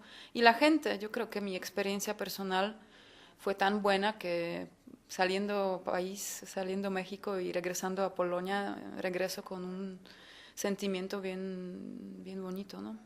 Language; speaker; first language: Spanish; non-native, fluent; Polish